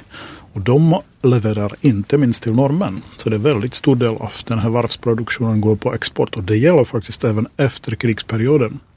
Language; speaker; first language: Swedish; non-native, fluent; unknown